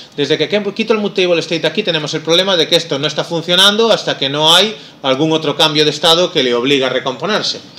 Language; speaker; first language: Spanish; non-native, local second language; Galician